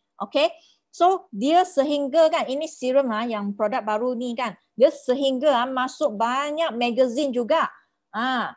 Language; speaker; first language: Malay; non-native, local second language; Chinese